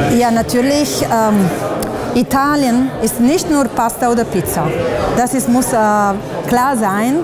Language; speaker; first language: German; non-native, fluent; Italian